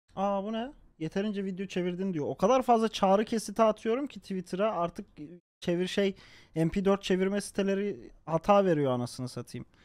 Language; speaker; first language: Turkish; native; Turkish